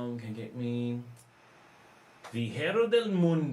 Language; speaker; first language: Spanish; non-native, learner; English